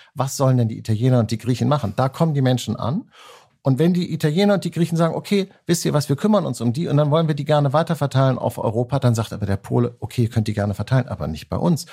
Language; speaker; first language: German; native; German